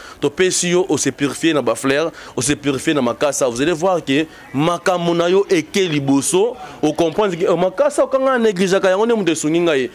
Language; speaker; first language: Lingala; non-native, local second language; Kongo